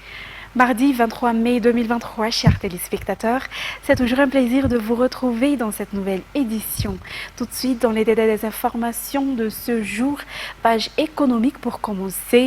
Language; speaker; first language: French; non-native, local second language; Malagasy